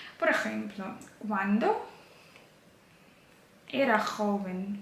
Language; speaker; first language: Spanish; non-native, fluent; Ukrainian